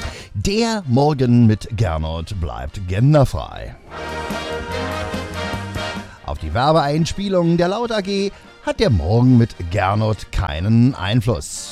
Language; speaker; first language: German; native; German